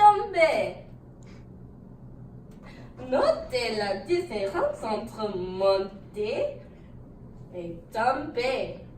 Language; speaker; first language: French; non-native, learner; English